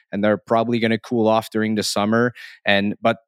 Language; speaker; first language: English; non-native, fluent; French